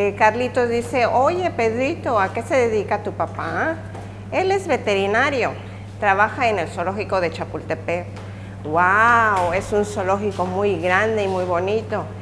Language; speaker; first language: Spanish; native; Spanish